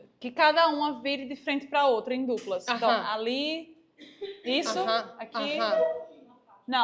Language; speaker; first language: Portuguese; native; Portuguese